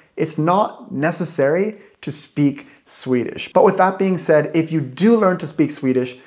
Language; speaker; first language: English; native; English